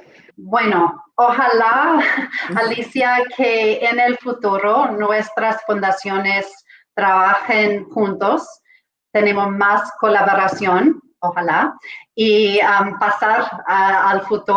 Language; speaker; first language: Spanish; non-native, fluent; English